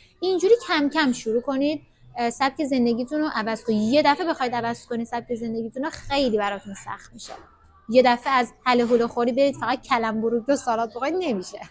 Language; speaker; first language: Persian; native; Persian